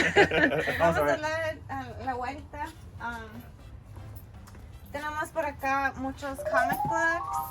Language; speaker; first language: Spanish; early bilingual, heritage; Spanish